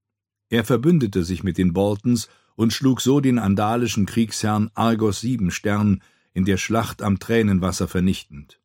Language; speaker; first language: German; native; German